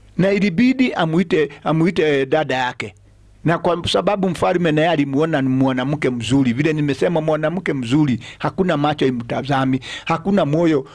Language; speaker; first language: Swahili; non-native, local second language; Kikuyu